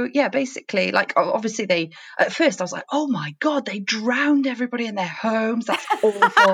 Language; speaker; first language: English; native; English